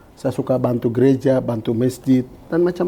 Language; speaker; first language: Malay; non-native, local second language; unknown